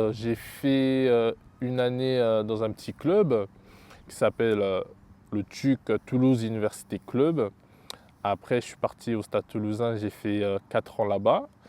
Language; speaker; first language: French; early bilingual, other home language; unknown